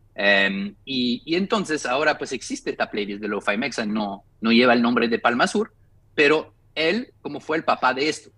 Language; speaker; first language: Spanish; non-native, fluent; French